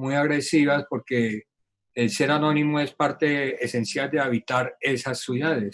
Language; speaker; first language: Spanish; native; Spanish